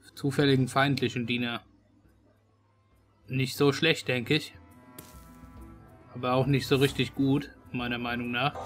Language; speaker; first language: German; native; German